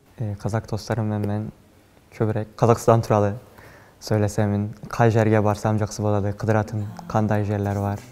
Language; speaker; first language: Kazakh; non-native, learner; Turkish